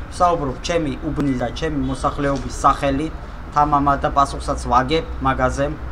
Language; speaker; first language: Georgian; non-native, local second language; Armenian